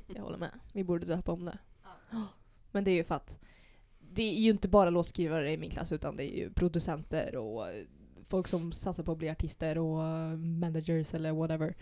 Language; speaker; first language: Swedish; native; Swedish